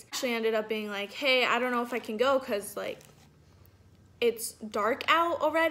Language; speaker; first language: English; native; English